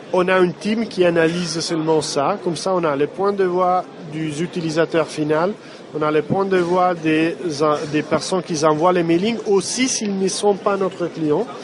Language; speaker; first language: French; non-native, fluent; Italian